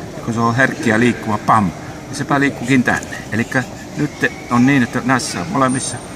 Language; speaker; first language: Finnish; native; Finnish